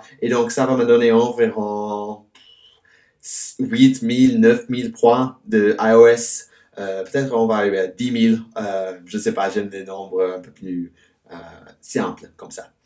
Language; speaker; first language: French; non-native, fluent; English